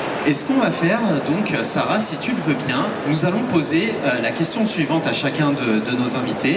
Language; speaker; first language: French; native; French